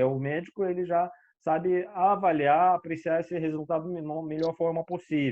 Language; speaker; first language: Portuguese; non-native, fluent; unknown